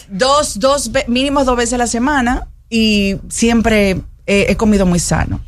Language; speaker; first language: Spanish; native; Spanish